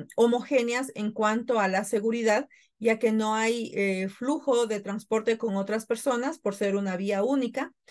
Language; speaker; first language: Spanish; native; Spanish